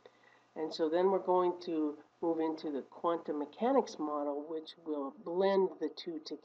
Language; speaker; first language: English; native; English